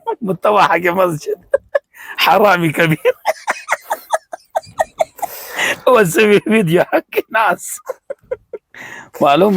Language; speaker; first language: Arabic; non-native, learner; Urdu